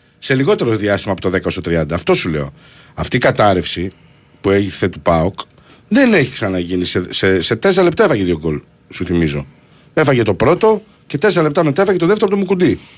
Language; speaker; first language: Greek; native; Greek